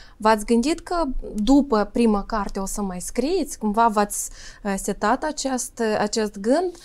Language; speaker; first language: Romanian; native; Romanian